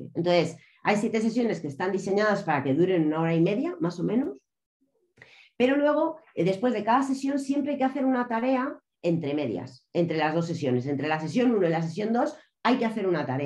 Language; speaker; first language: Spanish; native; Spanish